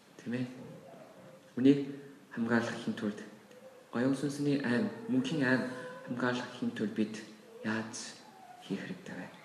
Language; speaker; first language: Mongolian; non-native, fluent; Korean